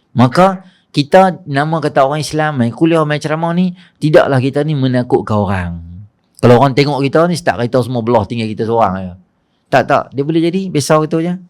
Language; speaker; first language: Malay; native; Malay